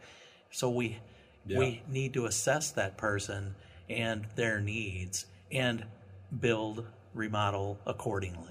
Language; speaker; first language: English; native; English